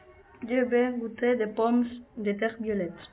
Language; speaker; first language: French; non-native, learner; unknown